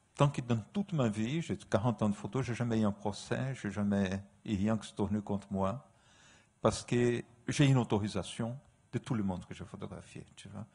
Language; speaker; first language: French; non-native, fluent; Portuguese